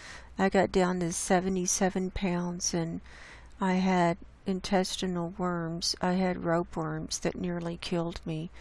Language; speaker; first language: English; native; English